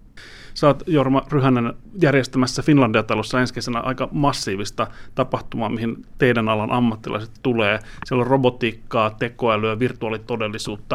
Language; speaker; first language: Finnish; native; Finnish